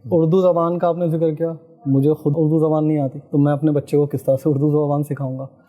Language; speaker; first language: Urdu; native; Urdu